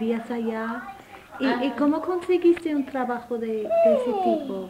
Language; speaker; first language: Spanish; non-native, fluent; English